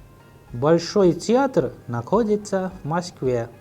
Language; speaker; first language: Russian; non-native, fluent; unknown